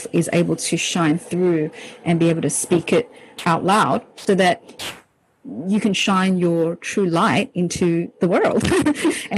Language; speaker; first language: English; native; English